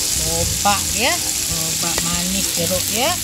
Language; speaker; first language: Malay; non-native, local second language; Chinese